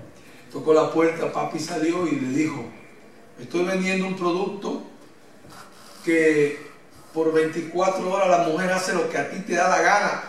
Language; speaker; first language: Spanish; native; Spanish